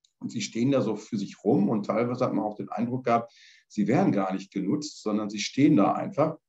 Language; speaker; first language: German; native; German